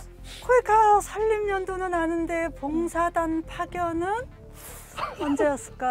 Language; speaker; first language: Korean; native; Korean